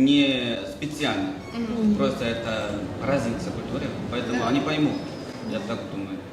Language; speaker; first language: Russian; non-native, fluent; Korean